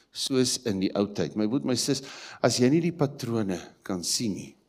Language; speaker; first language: Afrikaans; native; Afrikaans